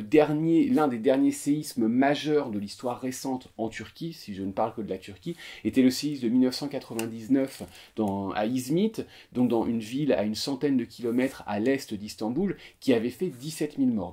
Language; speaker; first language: French; native; French